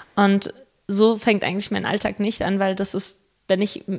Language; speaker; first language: German; early bilingual, other home language; Spanish